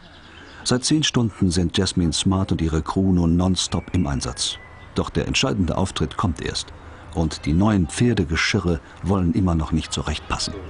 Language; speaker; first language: German; native; German